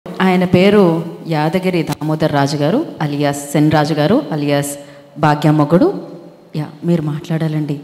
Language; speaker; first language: Telugu; native; Telugu